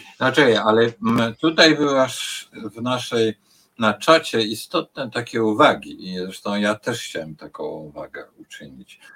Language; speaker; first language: Polish; native; Polish